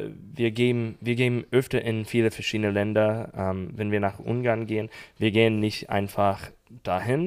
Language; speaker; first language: German; non-native, learner; English